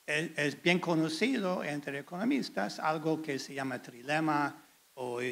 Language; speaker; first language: Spanish; non-native, fluent; English